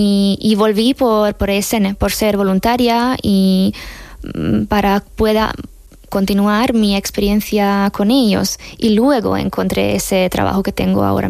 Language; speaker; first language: Spanish; non-native, fluent; Hungarian